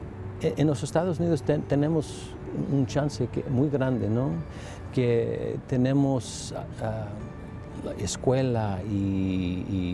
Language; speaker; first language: Spanish; early bilingual, heritage; Spanish